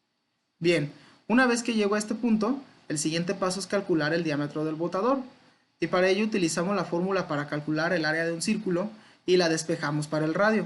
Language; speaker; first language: Spanish; native; Spanish